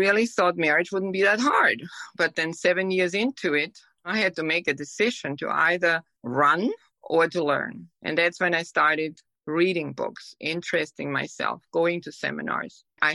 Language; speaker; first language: English; non-native, fluent; German